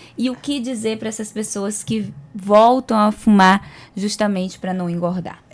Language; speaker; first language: Portuguese; native; Portuguese